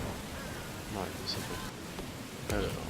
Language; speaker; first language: French; native; French